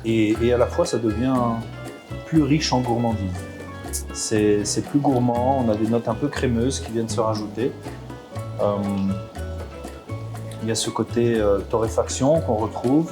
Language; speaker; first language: French; native; French